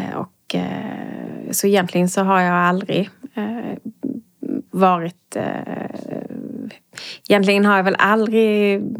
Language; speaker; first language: Swedish; native; Swedish